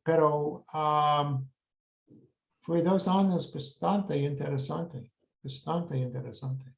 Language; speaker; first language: Spanish; non-native, fluent; English